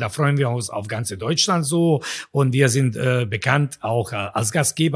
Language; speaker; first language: German; non-native, fluent; Croatian